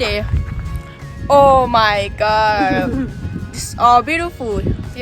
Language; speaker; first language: English; non-native, learner; Thai